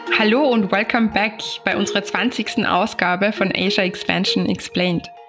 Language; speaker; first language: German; native; German